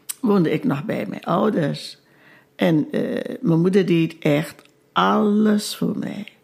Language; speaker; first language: Dutch; native; Dutch